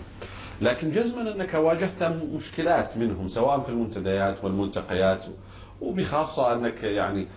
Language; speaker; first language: Arabic; native; Arabic